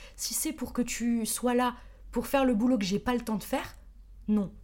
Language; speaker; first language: French; native; French